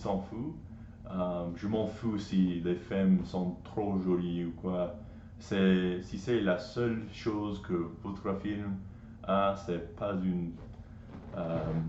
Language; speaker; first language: French; non-native, learner; English